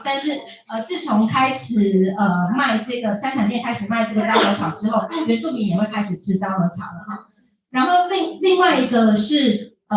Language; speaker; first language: Chinese; native; Chinese